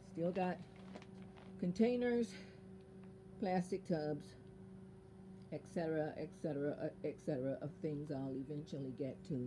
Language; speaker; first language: English; native; English